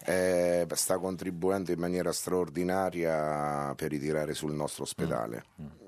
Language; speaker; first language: Italian; native; Italian